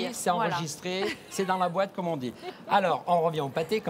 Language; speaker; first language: French; native; French